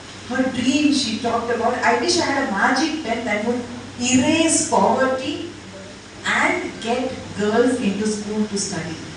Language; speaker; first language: English; non-native, local second language; Tamil